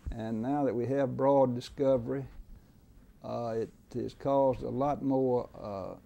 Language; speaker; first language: English; native; English